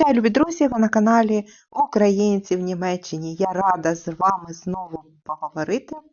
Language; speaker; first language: Ukrainian; native; Ukrainian